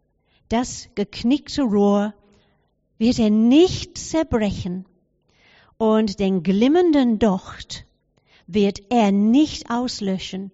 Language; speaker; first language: German; non-native, fluent; English